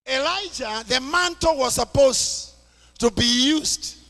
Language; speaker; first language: English; non-native, local second language; Swahili